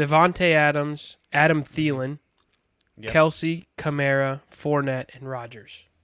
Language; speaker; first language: English; native; English